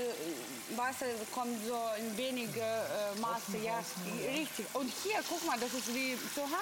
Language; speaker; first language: German; non-native, learner; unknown